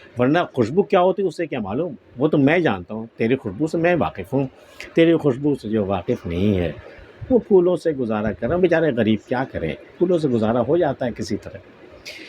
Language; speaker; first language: Urdu; native; Urdu